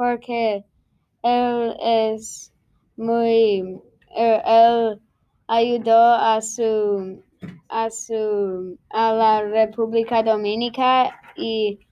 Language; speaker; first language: Spanish; non-native, learner; English